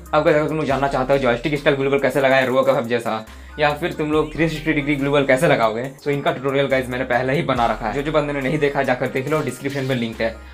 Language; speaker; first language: Hindi; native; Hindi